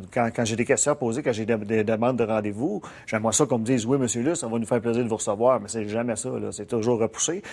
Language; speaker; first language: French; native; French